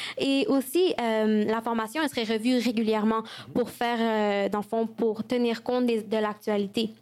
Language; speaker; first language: French; early bilingual, other home language; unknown